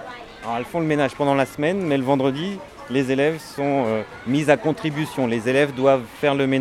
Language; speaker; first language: French; native; French